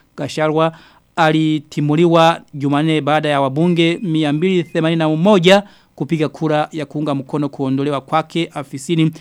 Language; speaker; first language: Swahili; non-native, local second language; Rundi